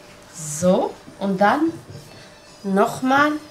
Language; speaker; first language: German; non-native, learner; Turkish